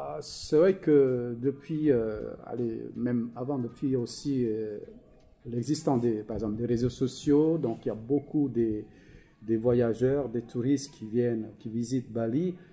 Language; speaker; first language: French; non-native, fluent; Balinese